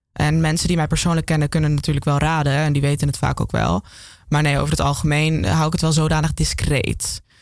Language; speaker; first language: Dutch; native; Dutch